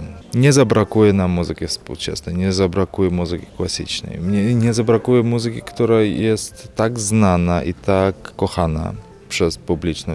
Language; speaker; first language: Polish; non-native, fluent; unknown